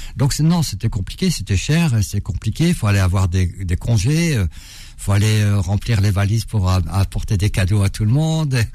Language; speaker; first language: French; early bilingual, other home language; Arabic